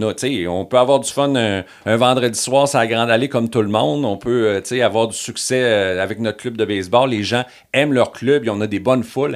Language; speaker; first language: French; native; French